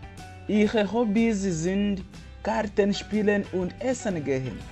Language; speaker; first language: German; non-native, fluent; Kinyarwanda